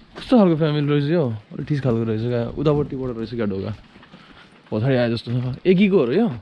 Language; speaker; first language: Nepali; native; Nepali